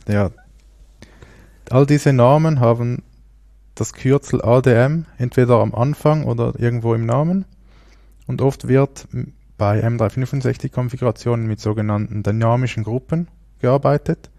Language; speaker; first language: German; native; German